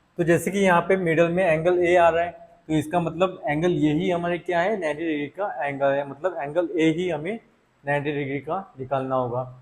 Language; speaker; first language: Hindi; non-native, local second language; Marathi